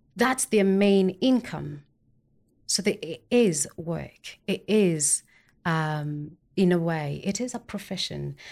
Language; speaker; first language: English; non-native, local second language; Kikuyu